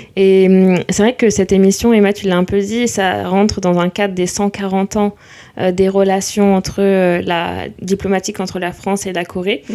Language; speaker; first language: French; native; French